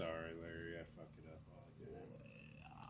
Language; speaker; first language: English; native; English